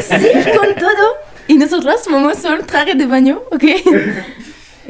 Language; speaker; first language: Spanish; non-native, learner; French